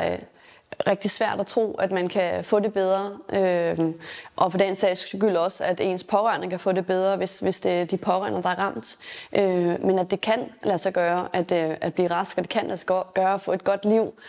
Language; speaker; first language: Danish; native; Danish